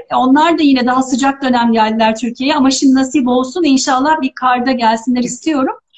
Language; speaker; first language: Turkish; early bilingual, heritage; Turkish